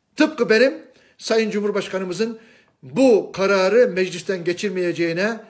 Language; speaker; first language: Turkish; non-native, fluent; Chinese